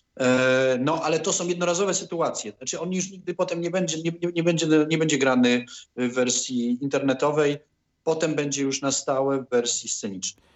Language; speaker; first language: Polish; native; Polish